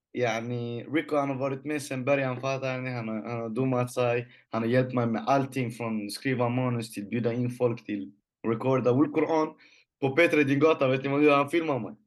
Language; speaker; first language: Swedish; non-native, local second language; Arabic